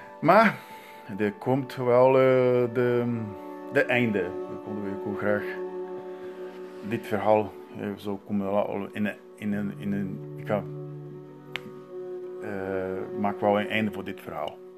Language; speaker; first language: Dutch; non-native, learner; Portuguese